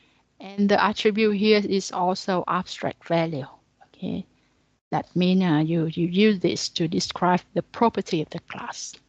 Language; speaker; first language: English; non-native, learner; Vietnamese